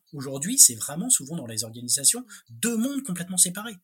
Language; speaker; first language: French; native; French